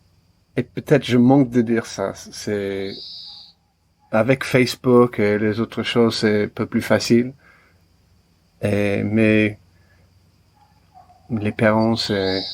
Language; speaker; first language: French; non-native, learner; English